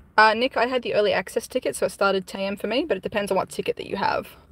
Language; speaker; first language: English; native; English